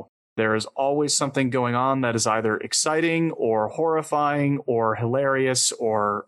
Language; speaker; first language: English; native; English